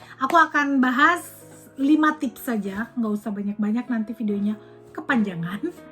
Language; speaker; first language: Indonesian; native; Indonesian